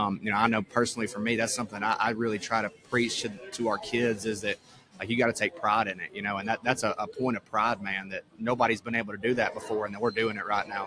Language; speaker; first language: English; native; English